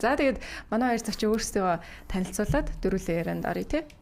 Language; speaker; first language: Mongolian; native; Mongolian